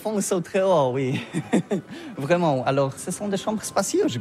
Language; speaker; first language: French; non-native, learner; Polish